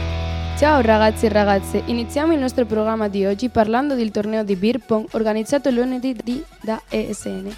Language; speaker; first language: Italian; non-native, learner; Spanish